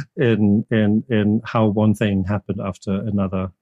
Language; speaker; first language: English; non-native, fluent; German